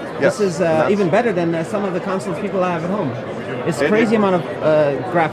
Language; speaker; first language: English; non-native, fluent; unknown